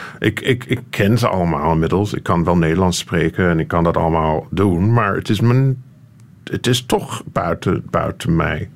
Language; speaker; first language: Dutch; non-native, fluent; English